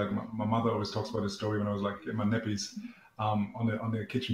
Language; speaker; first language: English; non-native, fluent; German